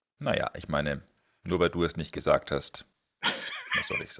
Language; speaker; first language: German; native; German